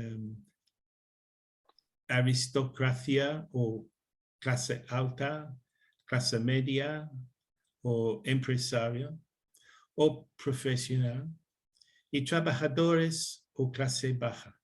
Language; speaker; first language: Spanish; non-native, learner; English